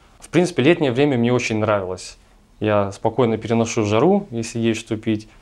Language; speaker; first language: Russian; native; Russian